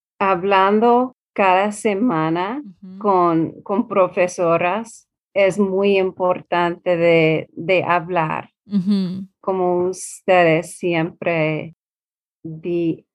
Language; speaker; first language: Spanish; non-native, learner; English